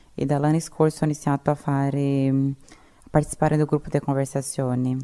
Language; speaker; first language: Italian; non-native, fluent; Portuguese